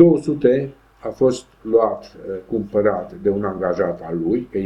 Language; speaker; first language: Romanian; non-native, local second language; Hungarian